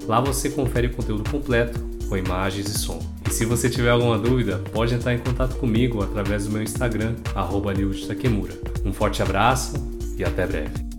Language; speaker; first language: Portuguese; native; Portuguese